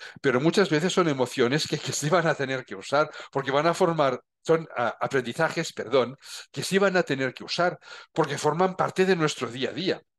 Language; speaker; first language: Spanish; non-native, local second language; Catalan